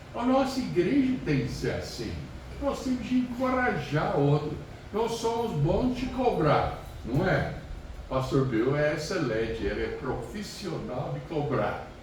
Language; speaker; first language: Portuguese; non-native, fluent; English